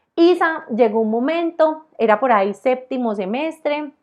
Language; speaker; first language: Spanish; native; Spanish